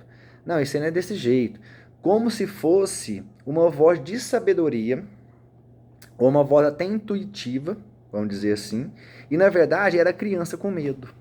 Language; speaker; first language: Portuguese; native; Portuguese